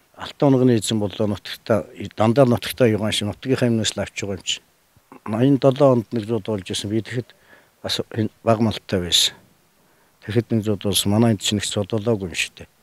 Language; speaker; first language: Mongolian; native; Mongolian